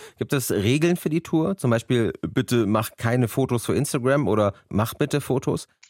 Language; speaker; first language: German; native; German